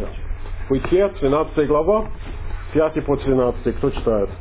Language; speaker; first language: Russian; non-native, fluent; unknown